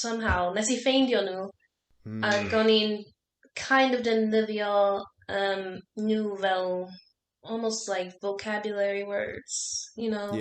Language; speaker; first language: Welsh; non-native, learner; English